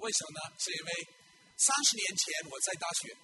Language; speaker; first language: Chinese; non-native, fluent; English